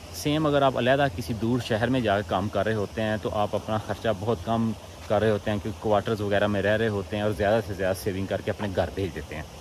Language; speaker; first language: Urdu; non-native, local second language; Punjabi